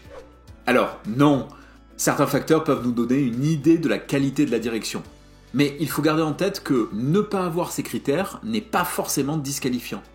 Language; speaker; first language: French; native; French